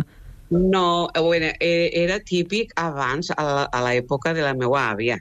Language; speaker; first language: Catalan; native; Catalan